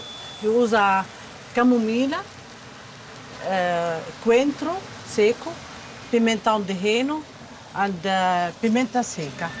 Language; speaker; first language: Portuguese; non-native, learner; Arabic